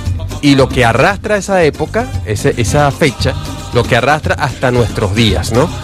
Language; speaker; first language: Spanish; native; Spanish